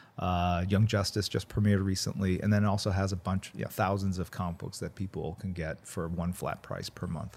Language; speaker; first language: English; early bilingual, other home language; Korean